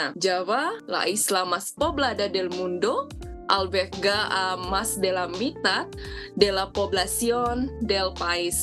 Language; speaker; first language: Spanish; non-native, learner; Indonesian